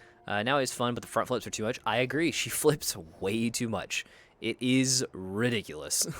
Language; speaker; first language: English; native; English